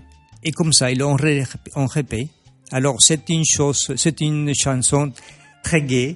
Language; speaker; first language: French; non-native, fluent; Spanish